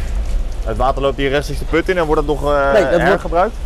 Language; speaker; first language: Dutch; native; Dutch